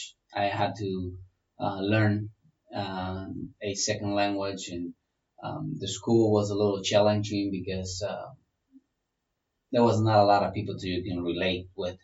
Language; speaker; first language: English; non-native, fluent; Spanish